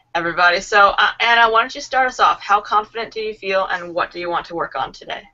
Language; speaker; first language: English; native; English